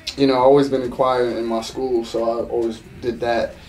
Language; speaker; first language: English; native; English